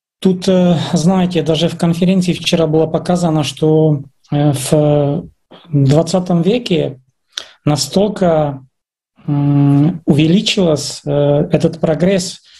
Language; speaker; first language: Russian; non-native, fluent; Czech